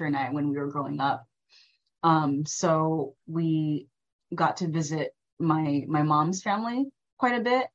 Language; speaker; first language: English; early bilingual, other home language; Filipino